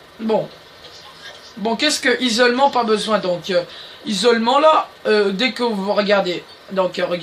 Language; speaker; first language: French; native; French